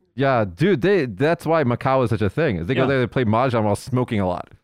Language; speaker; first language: English; native; English